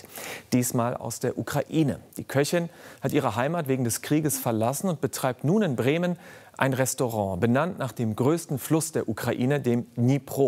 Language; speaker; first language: German; native; German